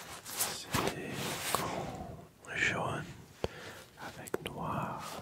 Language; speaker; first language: French; non-native, local second language; Dutch